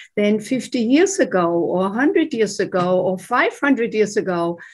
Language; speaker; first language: English; non-native, fluent; German